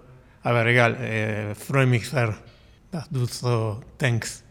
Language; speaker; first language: German; non-native, learner; Spanish